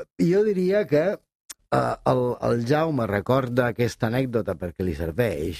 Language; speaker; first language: Catalan; non-native, fluent; Italian